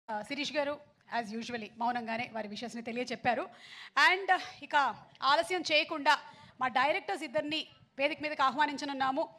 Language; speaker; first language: Telugu; native; Telugu